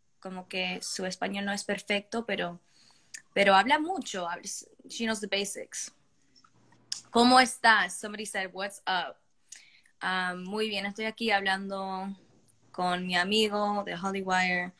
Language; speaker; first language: Spanish; early bilingual, heritage; Spanish